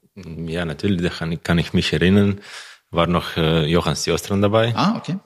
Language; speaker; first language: German; non-native, learner; Croatian